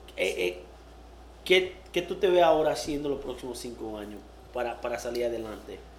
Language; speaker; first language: Spanish; early bilingual, heritage; Spanish